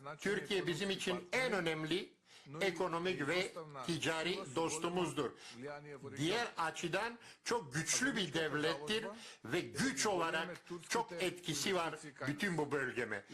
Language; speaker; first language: Turkish; non-native, learner; Macedonian